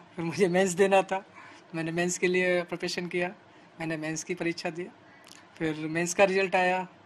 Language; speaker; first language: Hindi; native; Hindi